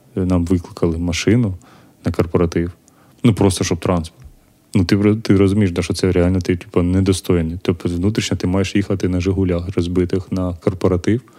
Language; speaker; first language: Ukrainian; native; Ukrainian